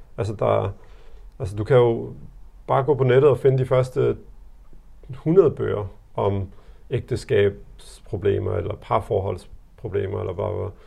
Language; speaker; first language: Danish; early bilingual, other home language; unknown